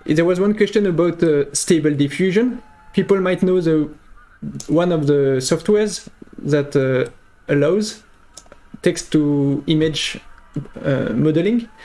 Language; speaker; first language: English; non-native, fluent; French